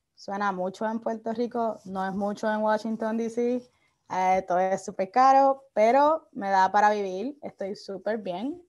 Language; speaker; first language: Spanish; native; Spanish